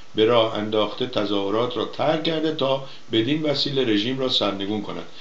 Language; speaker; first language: Persian; native; Persian